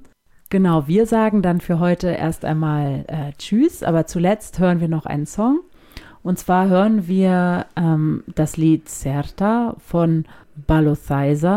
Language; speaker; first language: German; native; German